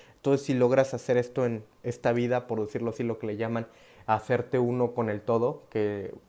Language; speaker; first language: Spanish; native; Spanish